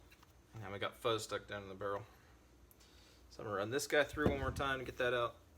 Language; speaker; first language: English; native; English